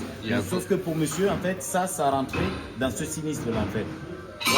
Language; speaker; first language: French; native; French